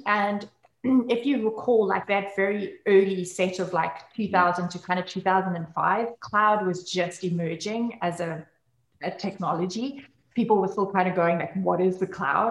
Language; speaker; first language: English; native; English